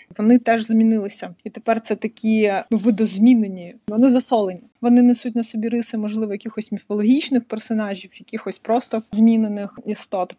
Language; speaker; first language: Ukrainian; non-native, local second language; Russian